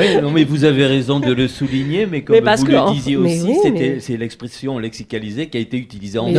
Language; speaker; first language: French; native; French